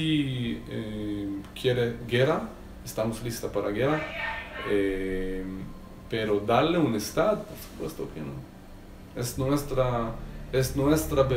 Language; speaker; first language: Spanish; non-native, learner; Hebrew